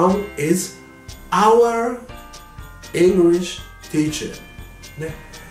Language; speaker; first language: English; non-native, fluent; Japanese